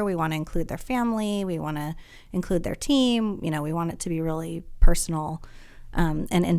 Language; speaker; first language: English; native; English